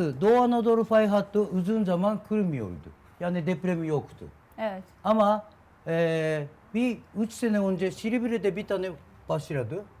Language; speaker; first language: Turkish; non-native, learner; Japanese